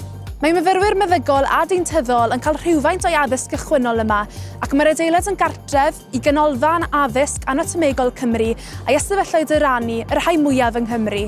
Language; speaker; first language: Welsh; native; Welsh